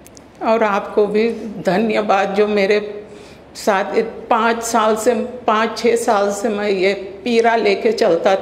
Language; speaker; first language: Hindi; early bilingual, heritage; Caribbean Hindustani